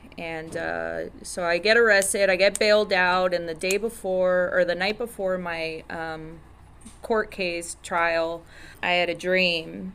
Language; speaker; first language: English; native; English